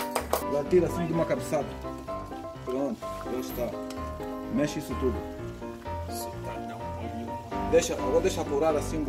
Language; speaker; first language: Portuguese; native; Portuguese